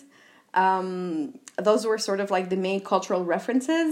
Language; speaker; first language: English; non-native, fluent; Albanian